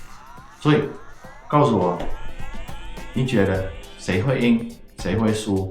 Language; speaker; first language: Chinese; non-native, fluent; Dutch